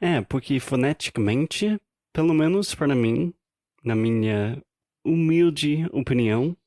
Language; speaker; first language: Portuguese; non-native, fluent; English